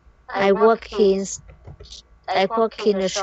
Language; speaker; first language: English; non-native, learner; Vietnamese